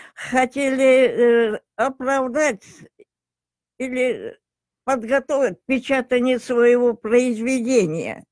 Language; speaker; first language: Russian; non-native, local second language; Tajik